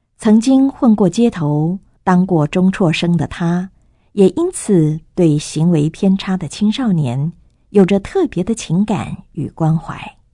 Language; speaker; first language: Chinese; native; Chinese